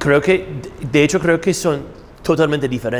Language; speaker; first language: Spanish; non-native, fluent; English